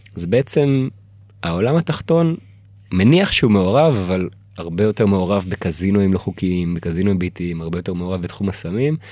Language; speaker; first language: Hebrew; early bilingual, other home language; Russian